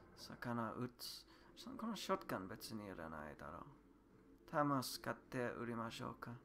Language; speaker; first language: Japanese; non-native, learner; English